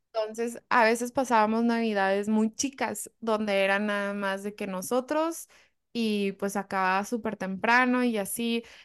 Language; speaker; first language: Spanish; early bilingual, heritage; Spanish